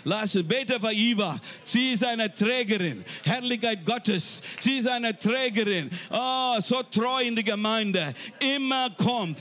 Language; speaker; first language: German; non-native, learner; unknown